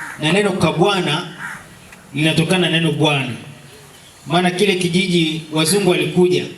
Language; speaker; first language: Swahili; non-native, local second language; Luo (Kenya and Tanzania)